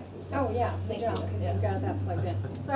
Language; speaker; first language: English; native; English